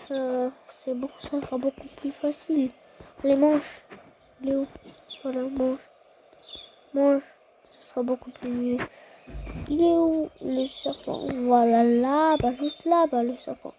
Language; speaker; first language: French; non-native, fluent; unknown